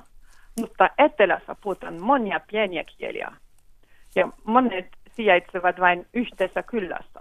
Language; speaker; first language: Finnish; non-native, fluent; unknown